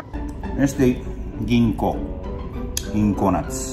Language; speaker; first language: Spanish; non-native, learner; Japanese